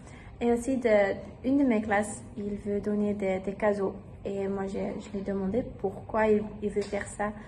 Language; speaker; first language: French; non-native, learner; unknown